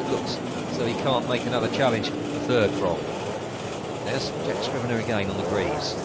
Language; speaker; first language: English; native; English